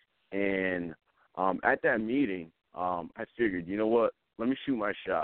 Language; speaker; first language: English; native; English